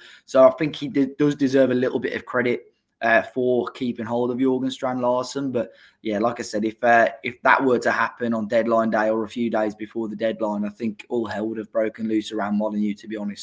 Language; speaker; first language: English; native; English